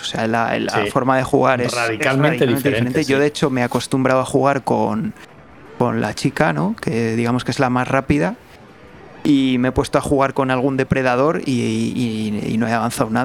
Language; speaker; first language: Spanish; native; Spanish